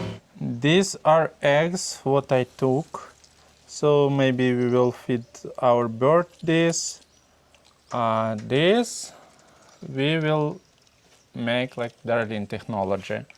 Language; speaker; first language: English; non-native, learner; Russian